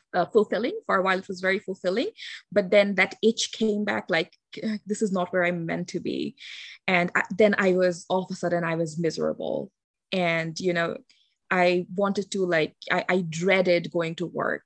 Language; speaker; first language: English; non-native, local second language; Bangla